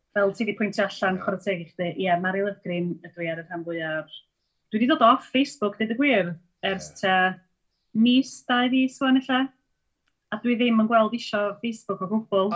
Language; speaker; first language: Welsh; native; Welsh